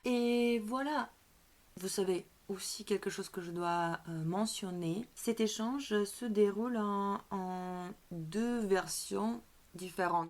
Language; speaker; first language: French; non-native, fluent; Bulgarian